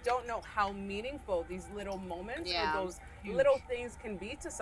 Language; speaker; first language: English; native; English